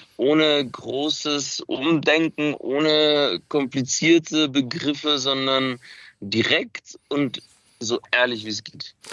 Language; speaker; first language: German; early bilingual, other home language; Macedonian